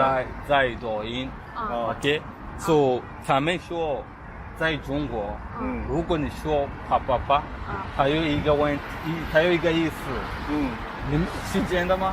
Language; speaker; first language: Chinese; non-native, learner; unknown